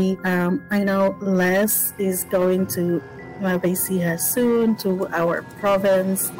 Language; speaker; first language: English; non-native, local second language; Filipino